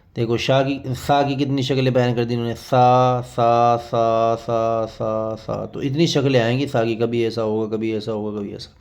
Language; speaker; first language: Urdu; native; Urdu